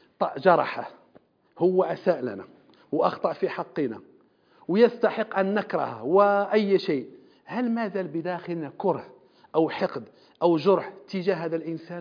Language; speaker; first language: Arabic; native; Arabic